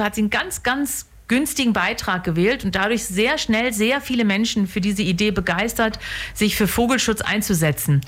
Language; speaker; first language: German; native; German